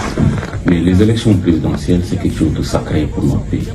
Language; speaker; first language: French; non-native, local second language; Wolof